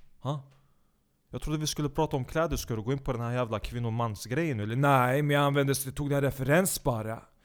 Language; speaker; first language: Swedish; early bilingual, other home language; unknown